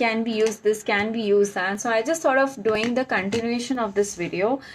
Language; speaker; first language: English; non-native, local second language; Hindi